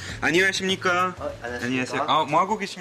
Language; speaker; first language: Korean; non-native, fluent; French